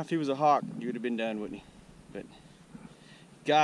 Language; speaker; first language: English; native; English